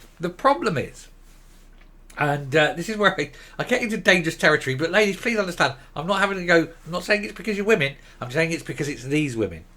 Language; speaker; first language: English; native; English